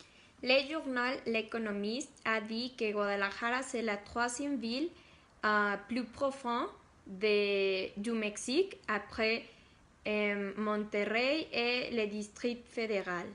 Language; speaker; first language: French; non-native, learner; Spanish